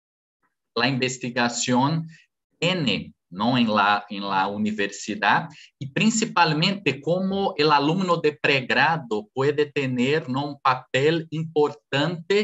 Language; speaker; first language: Spanish; non-native, fluent; Portuguese